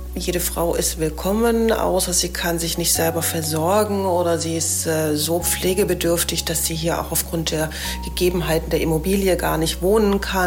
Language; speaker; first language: German; native; German